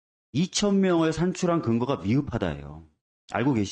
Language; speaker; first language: Korean; native; Korean